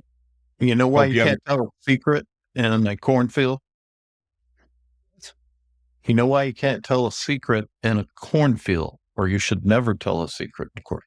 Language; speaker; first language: English; native; English